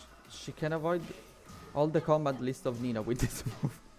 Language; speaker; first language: English; non-native, fluent; Italian